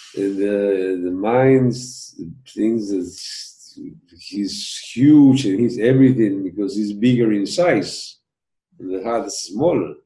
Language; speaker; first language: English; non-native, fluent; Spanish